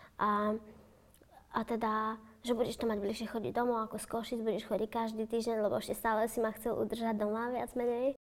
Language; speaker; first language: Slovak; native; Slovak